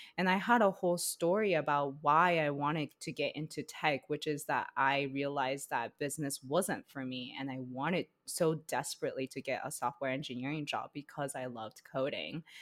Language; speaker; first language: English; early bilingual, other home language; Chinese